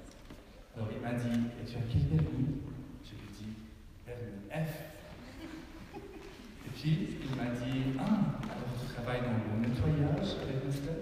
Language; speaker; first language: French; non-native, fluent; Arabic